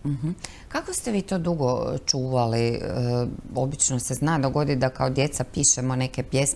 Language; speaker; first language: Croatian; native; Croatian